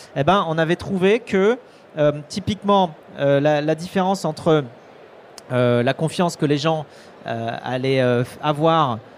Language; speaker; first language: French; native; French